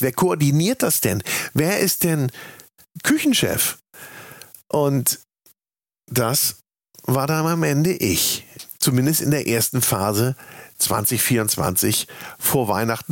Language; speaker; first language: German; native; German